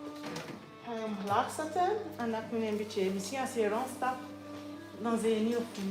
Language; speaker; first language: Dutch; non-native, learner; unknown